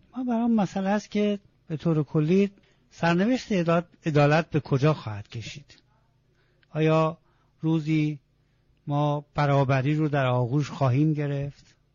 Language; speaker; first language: Persian; non-native, local second language; Azerbaijani